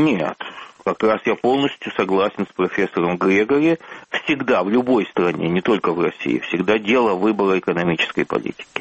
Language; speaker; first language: Russian; native; Russian